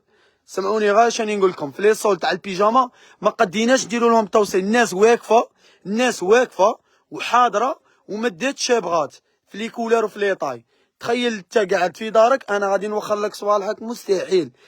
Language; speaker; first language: Arabic; native; Arabic